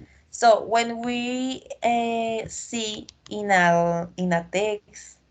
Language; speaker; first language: English; non-native, learner; Spanish